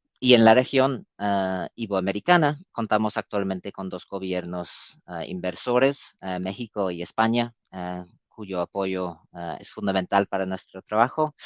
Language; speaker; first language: Spanish; non-native, fluent; English